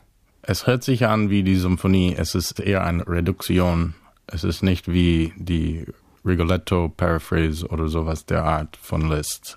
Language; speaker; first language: German; non-native, fluent; English